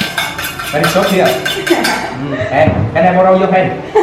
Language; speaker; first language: English; non-native, local second language; Vietnamese